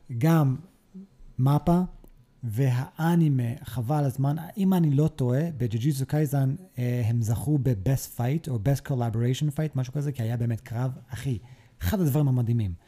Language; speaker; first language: Hebrew; early bilingual, other home language; English